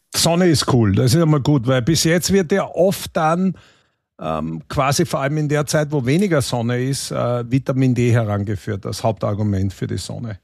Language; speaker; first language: German; native; German